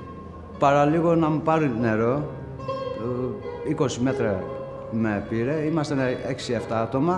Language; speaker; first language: Greek; non-native, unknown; Kurdish